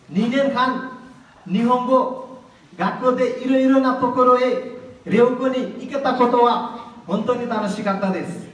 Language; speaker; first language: Japanese; non-native, fluent; Nepali